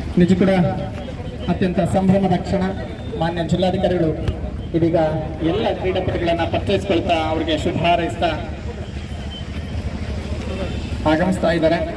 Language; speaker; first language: Kannada; native; Kannada